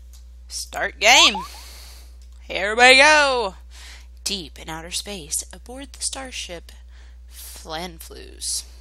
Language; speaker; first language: English; native; English